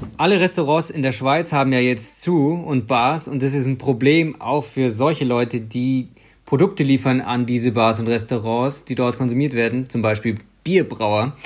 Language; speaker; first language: German; native; German